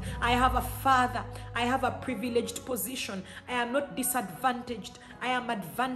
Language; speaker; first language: English; native; English